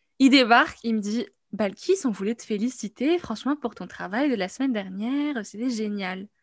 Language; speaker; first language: French; non-native, local second language; Arabic